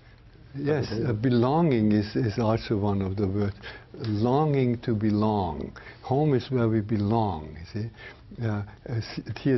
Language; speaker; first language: English; non-native, fluent; German